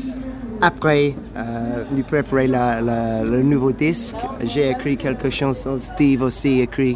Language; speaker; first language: French; non-native, learner; English